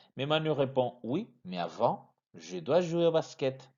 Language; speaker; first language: French; non-native, fluent; Spanish